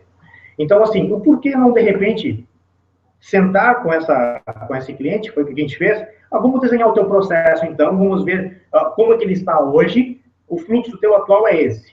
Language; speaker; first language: Portuguese; native; Portuguese